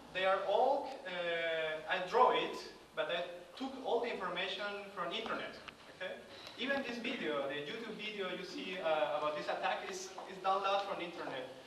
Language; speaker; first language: English; non-native, fluent; Spanish